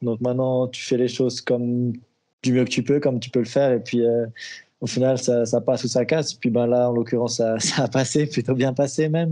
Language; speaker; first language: French; native; French